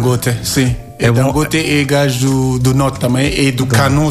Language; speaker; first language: Portuguese; non-native, learner; Yoruba